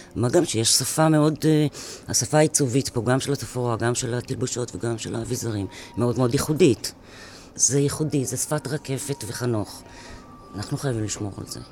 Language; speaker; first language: Hebrew; non-native, fluent; French